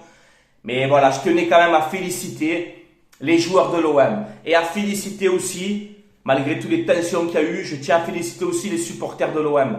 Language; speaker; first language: French; native; French